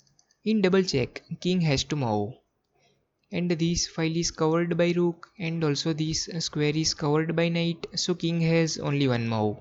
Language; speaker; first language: English; non-native, fluent; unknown